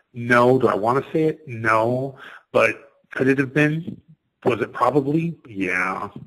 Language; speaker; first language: English; native; English